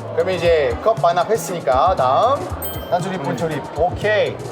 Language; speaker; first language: Korean; non-native, fluent; French